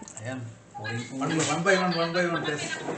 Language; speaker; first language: English; non-native, learner; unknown